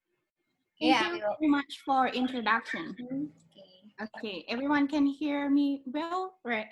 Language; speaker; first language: English; non-native, learner; Thai